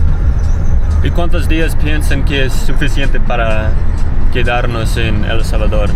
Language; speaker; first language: Spanish; non-native, learner; English